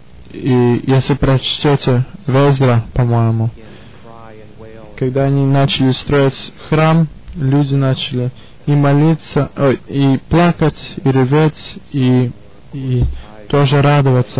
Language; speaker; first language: Russian; early bilingual, heritage; Russian